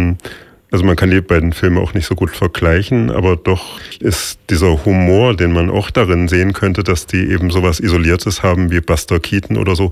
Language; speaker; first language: German; native; German